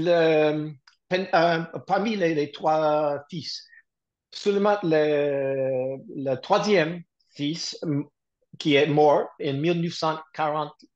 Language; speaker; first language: French; non-native, learner; English